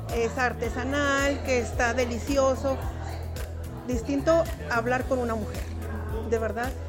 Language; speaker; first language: Spanish; native; Spanish